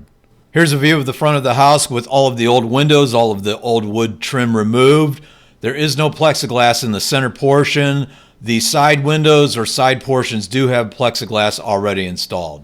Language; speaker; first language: English; native; English